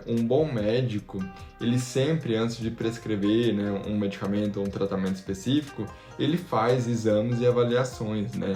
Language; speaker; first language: Portuguese; native; Portuguese